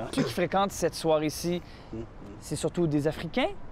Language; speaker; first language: French; native; French